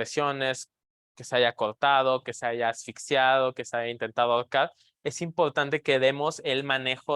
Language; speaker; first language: Spanish; native; Spanish